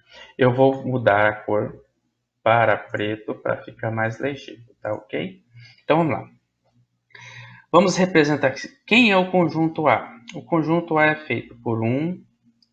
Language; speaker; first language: Portuguese; native; Portuguese